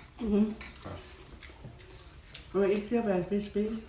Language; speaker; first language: Danish; non-native, learner; Thai